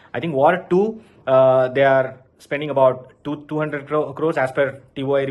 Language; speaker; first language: English; non-native, local second language; Kannada